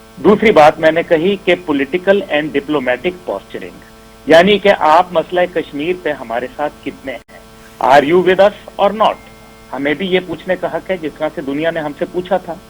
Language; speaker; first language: Urdu; native; Urdu